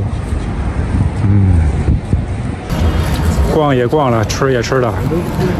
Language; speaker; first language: Chinese; native; Chinese